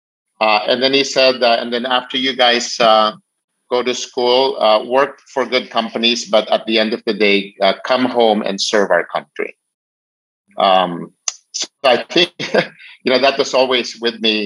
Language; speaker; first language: English; non-native, local second language; Filipino